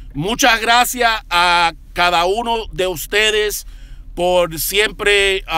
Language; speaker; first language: Spanish; early bilingual, heritage; Spanish